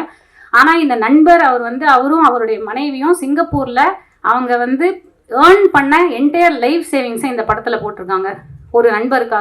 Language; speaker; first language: Tamil; native; Tamil